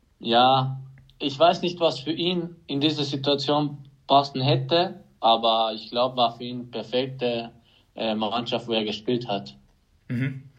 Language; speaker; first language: German; non-native, fluent; Hungarian